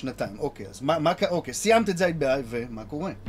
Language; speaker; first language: Hebrew; native; Hebrew